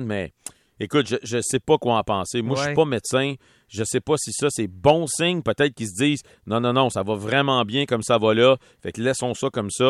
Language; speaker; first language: French; native; French